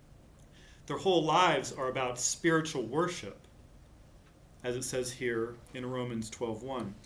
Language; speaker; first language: English; native; English